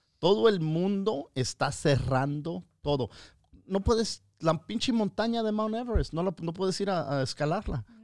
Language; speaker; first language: Spanish; early bilingual, other home language; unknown